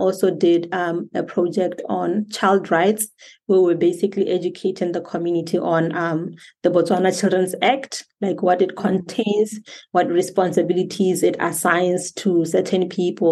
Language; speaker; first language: English; non-native, local second language; Tswana